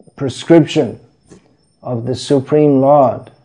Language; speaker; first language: English; native; English